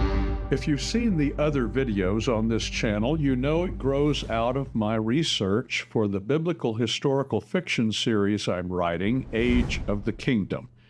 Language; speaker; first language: English; native; English